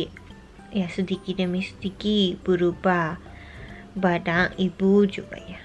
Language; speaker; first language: Indonesian; non-native, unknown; Japanese